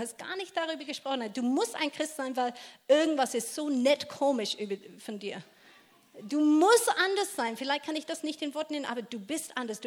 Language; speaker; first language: German; non-native, fluent; English